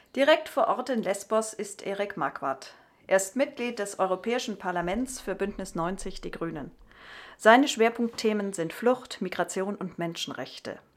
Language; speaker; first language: German; native; German